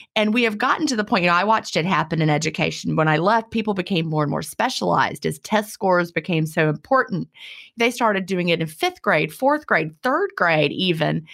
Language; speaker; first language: English; native; English